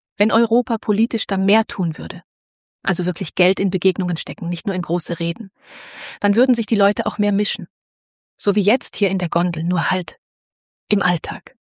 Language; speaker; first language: German; native; German